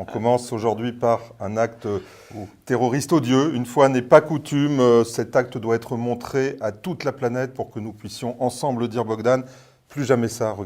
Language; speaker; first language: French; native; French